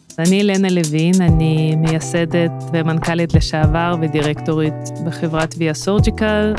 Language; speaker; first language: Hebrew; non-native, fluent; Russian